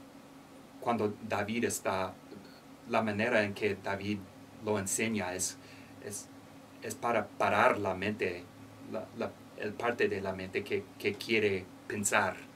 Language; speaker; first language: Spanish; non-native, learner; English